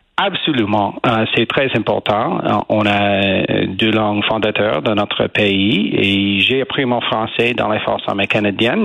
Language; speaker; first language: French; non-native, learner; English